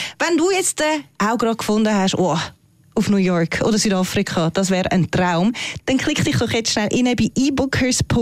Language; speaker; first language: German; native; German